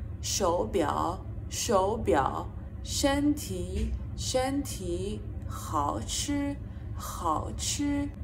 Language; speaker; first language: Chinese; non-native, fluent; Persian